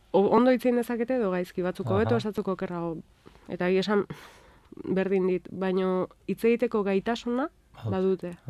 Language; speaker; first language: Basque; native; Basque